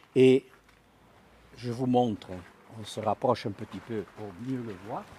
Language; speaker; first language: French; native; French